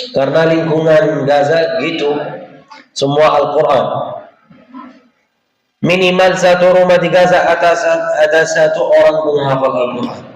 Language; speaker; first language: Indonesian; non-native, fluent; Arabic